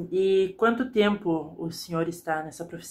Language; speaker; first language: Portuguese; native; Portuguese